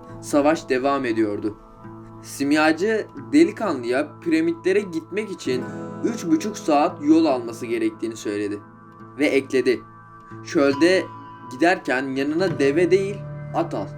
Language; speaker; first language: Turkish; native; Turkish